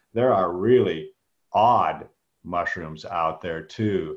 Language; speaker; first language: English; native; English